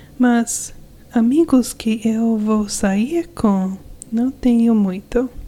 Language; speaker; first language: Portuguese; non-native, learner; English